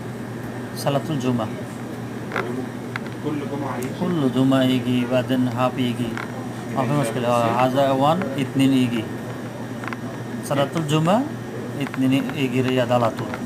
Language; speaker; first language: Arabic; non-native, learner; Bangla